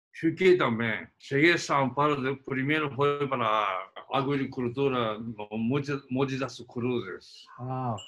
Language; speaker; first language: Portuguese; non-native, fluent; Japanese